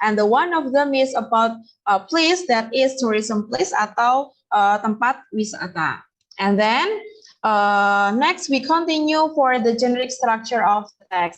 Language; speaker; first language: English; non-native, learner; Indonesian